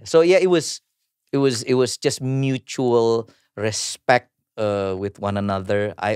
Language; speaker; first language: English; early bilingual, other home language; Indonesian